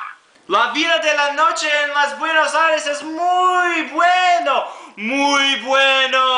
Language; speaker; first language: Spanish; non-native, learner; English